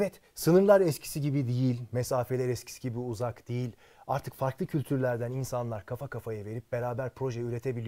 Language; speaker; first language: Turkish; native; Turkish